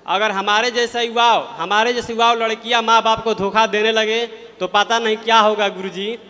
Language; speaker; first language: Hindi; native; Hindi